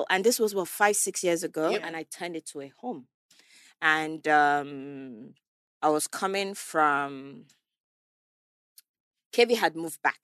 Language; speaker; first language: English; native; English